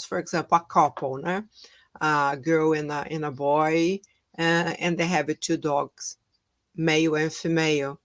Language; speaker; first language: English; non-native, fluent; Portuguese